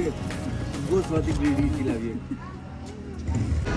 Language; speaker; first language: Russian; non-native, learner; Hindi